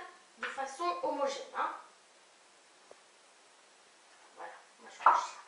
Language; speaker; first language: French; native; French